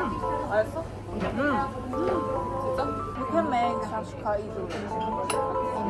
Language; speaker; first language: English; non-native, learner; Korean